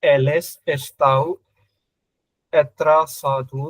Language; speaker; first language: Portuguese; non-native, learner; Hindi